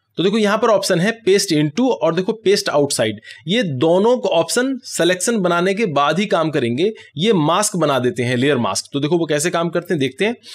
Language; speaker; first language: Hindi; native; Hindi